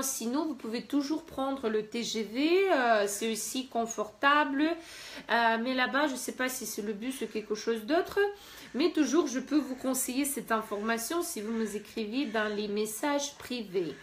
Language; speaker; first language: French; non-native, fluent; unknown